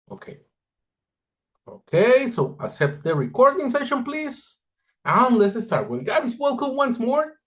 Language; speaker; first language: English; non-native, fluent; Spanish